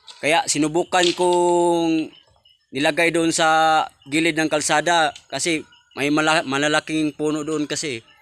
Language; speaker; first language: Filipino; non-native, local second language; Cebuano